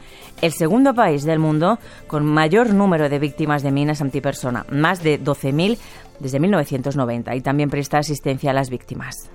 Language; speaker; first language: Spanish; native; Spanish